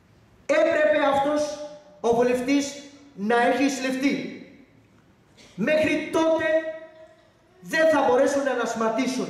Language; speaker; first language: Greek; non-native, learner; Urdu